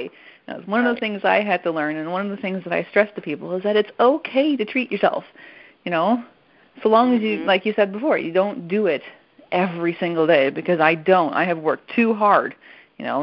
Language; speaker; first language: English; non-native, fluent; French